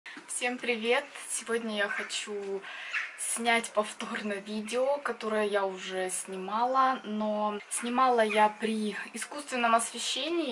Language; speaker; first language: Russian; native; Russian